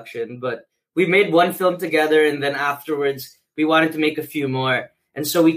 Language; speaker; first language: English; non-native, local second language; Filipino